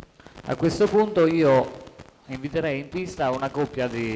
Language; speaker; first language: Italian; native; Italian